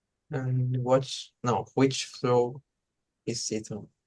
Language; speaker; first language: English; non-native, learner; Spanish